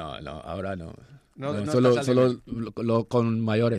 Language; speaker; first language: Spanish; non-native, learner; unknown